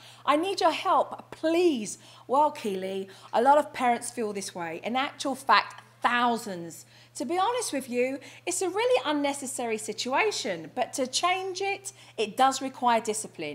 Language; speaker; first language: English; native; English